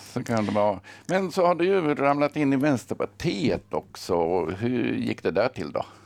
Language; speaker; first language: Swedish; native; Swedish